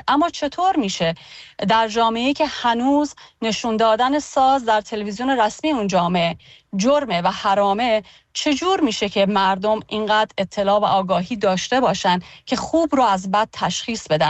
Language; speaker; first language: Persian; native; Persian